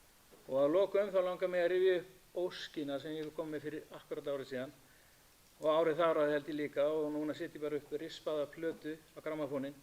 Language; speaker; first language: Icelandic; native; Icelandic